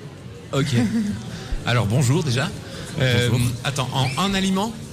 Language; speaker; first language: French; native; French